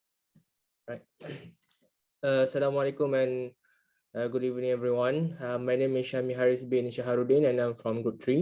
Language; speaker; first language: English; non-native, local second language; Malay